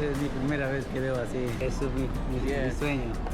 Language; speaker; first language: Spanish; non-native, local second language; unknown